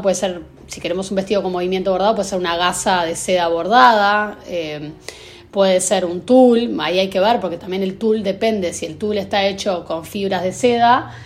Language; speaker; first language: Spanish; native; Spanish